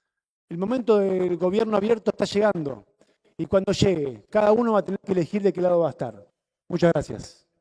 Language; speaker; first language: Spanish; native; Spanish